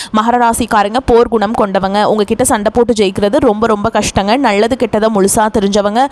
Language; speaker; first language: Tamil; native; Tamil